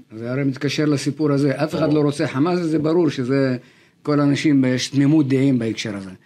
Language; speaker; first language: Hebrew; non-native, local second language; Arabic